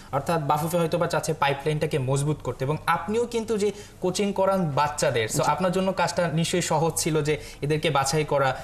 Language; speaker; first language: Bangla; native; Bangla